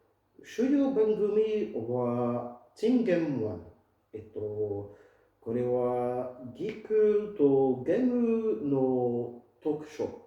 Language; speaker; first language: Japanese; non-native, fluent; French